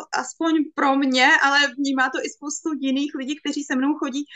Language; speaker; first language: Czech; native; Czech